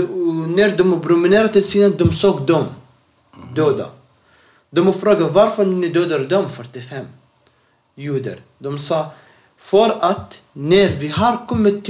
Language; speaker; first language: Swedish; non-native, learner; Arabic